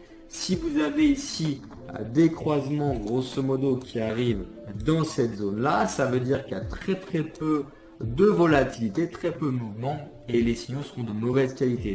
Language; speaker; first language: French; native; French